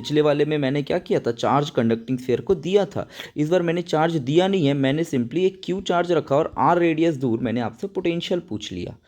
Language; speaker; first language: Hindi; native; Hindi